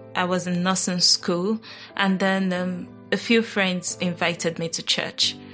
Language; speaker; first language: English; non-native, local second language; Yoruba